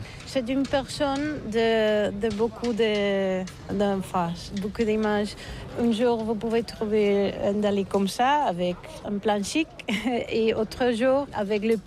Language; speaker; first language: French; non-native, learner; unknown